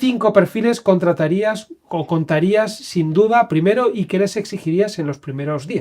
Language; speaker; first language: Spanish; native; Spanish